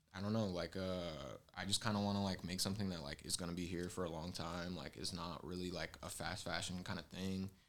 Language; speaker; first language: English; native; English